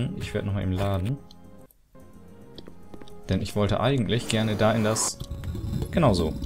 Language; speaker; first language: German; native; German